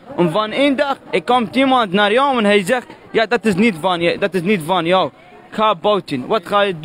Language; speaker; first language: Dutch; non-native, learner; Arabic